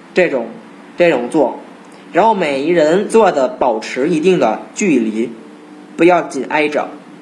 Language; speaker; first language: Chinese; non-native, fluent; Thai